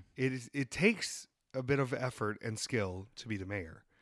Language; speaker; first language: English; native; English